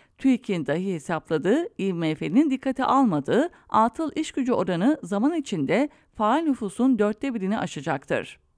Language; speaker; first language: Turkish; native; Turkish